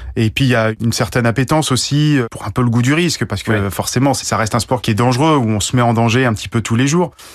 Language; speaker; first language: French; native; French